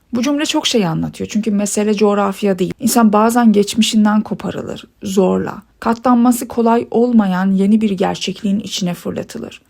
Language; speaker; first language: Turkish; early bilingual, other home language; Persian